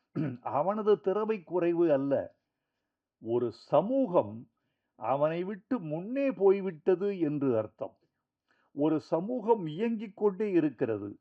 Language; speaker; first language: Tamil; native; Tamil